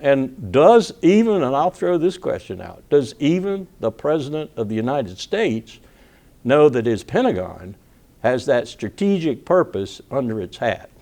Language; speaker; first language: English; native; English